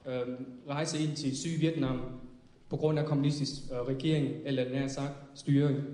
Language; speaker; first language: Danish; non-native, fluent; Vietnamese